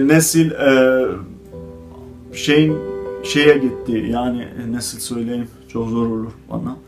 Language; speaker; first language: Turkish; non-native, learner; Azerbaijani